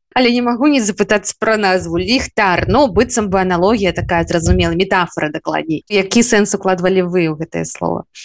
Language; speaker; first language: Belarusian; native; Belarusian